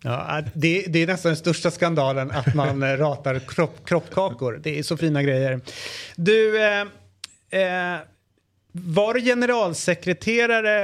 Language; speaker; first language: Swedish; native; Swedish